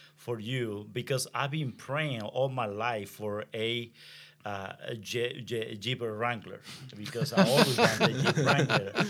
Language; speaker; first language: English; non-native, learner; Spanish